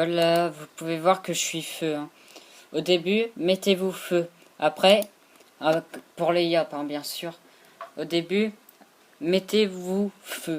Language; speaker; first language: French; native; French